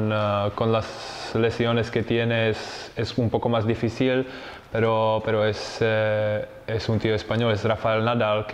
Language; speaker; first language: Spanish; non-native, fluent; Czech